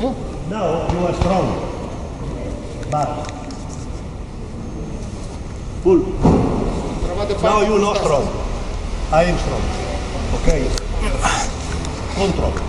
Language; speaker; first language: English; non-native, learner; Italian